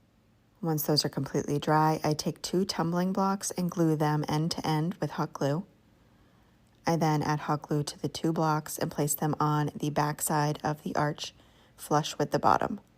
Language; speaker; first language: English; native; English